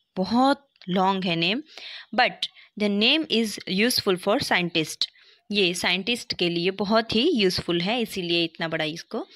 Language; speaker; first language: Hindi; non-native, local second language; Gujarati